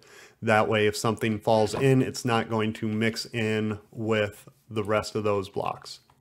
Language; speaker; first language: English; native; English